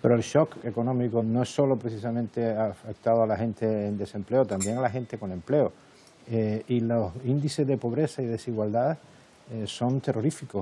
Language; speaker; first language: Spanish; native; Spanish